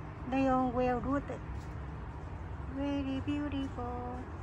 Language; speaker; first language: English; non-native, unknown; Vietnamese